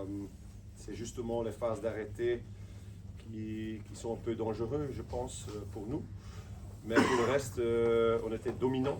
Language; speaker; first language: French; non-native, local second language; Dutch